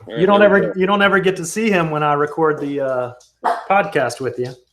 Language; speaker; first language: English; native; English